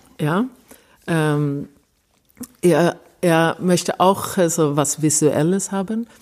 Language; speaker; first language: German; non-native, fluent; Swedish